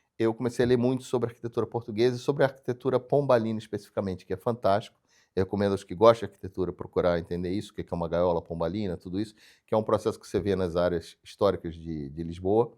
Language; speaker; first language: Portuguese; native; Portuguese